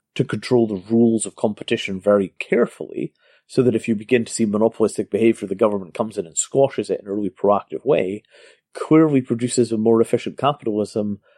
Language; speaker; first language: English; native; English